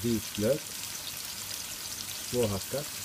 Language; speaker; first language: Swedish; non-native, learner; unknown